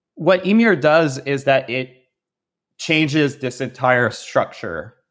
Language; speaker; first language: English; native; English